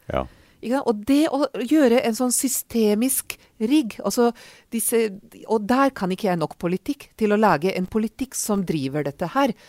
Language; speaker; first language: Norwegian; non-native, fluent; Hungarian